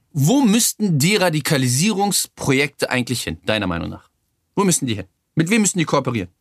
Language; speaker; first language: German; native; German